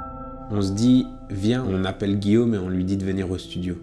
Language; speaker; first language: French; native; French